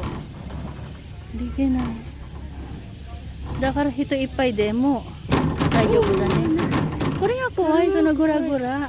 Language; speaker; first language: Japanese; non-native, learner; Filipino